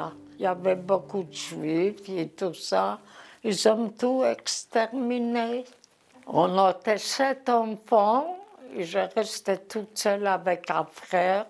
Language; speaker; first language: French; non-native, learner; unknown